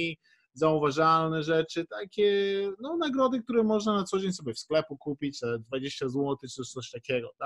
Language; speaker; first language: Polish; early bilingual, heritage; English